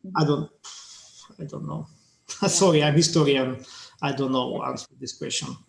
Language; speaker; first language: English; non-native, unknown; Slovak